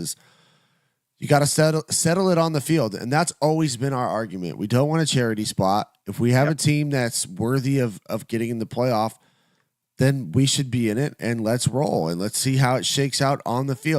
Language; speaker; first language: English; native; English